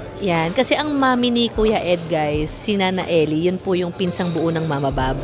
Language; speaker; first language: Filipino; native; Filipino